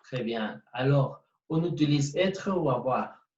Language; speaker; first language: French; non-native, fluent; Spanish